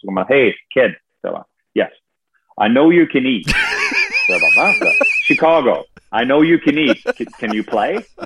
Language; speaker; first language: English; non-native, fluent; Swedish